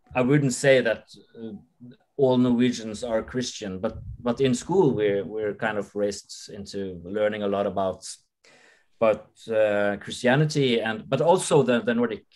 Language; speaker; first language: English; non-native, fluent; Norwegian